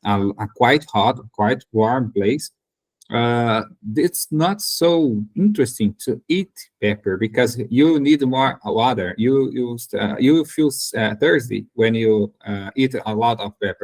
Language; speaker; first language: English; non-native, learner; Portuguese